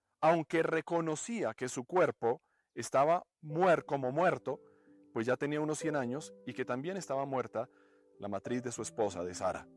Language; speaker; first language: Spanish; native; Spanish